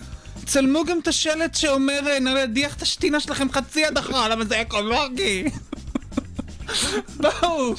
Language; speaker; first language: Hebrew; native; Hebrew